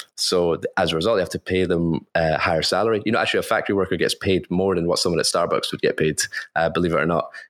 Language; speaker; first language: English; native; English